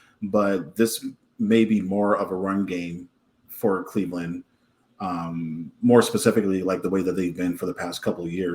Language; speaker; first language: English; native; English